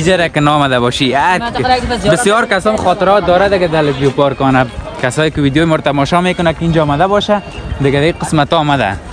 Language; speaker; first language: Persian; native; Persian